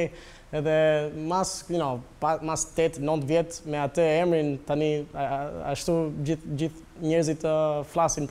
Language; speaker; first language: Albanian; early bilingual, heritage; Albanian